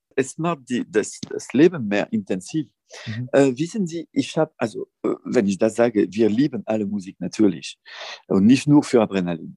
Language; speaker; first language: German; non-native, fluent; French